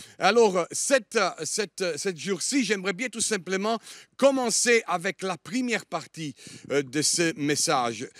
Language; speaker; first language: French; non-native, fluent; Italian